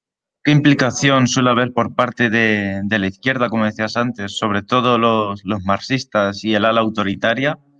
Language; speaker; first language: Spanish; native; Spanish